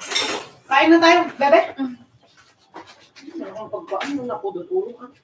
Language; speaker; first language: Filipino; native; Filipino